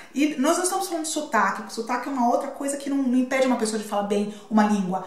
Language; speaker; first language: Portuguese; native; Portuguese